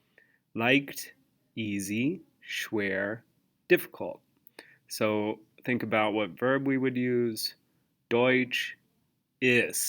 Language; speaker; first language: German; non-native, fluent; English